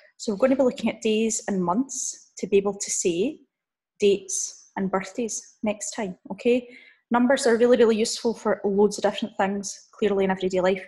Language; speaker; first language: English; native; English